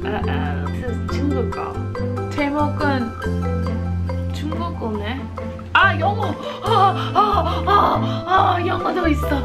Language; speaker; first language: Korean; non-native, fluent; English